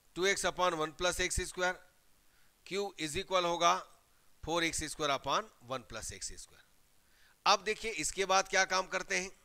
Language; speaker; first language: Hindi; native; Hindi